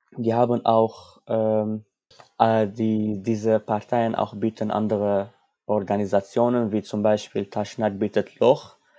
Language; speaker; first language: German; non-native, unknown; Armenian